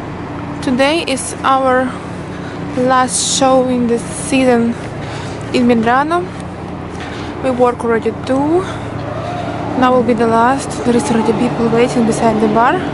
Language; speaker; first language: English; non-native, learner; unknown